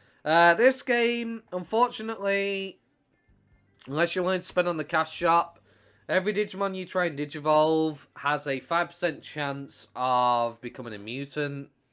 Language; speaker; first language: English; native; English